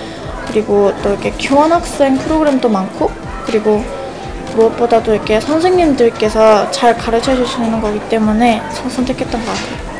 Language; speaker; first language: Korean; non-native, fluent; Mongolian